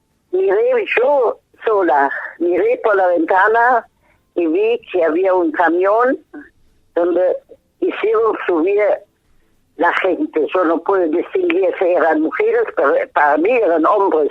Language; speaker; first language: Spanish; non-native, fluent; German